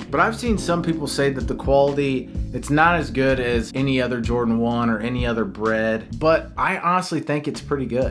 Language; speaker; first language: English; native; English